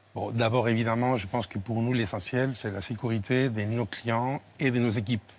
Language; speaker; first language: French; non-native, fluent; Spanish